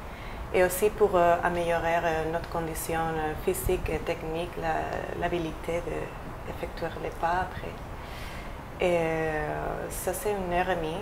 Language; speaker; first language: French; non-native, fluent; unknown